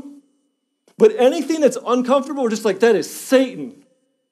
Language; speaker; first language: English; native; English